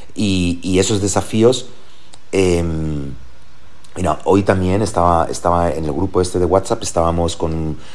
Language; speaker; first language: Spanish; early bilingual, heritage; German